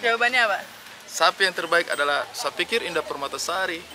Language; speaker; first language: Indonesian; native; Indonesian